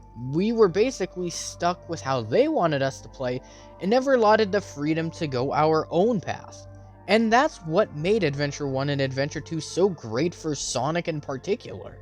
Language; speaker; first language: English; native; English